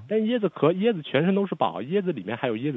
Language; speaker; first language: Chinese; native; Chinese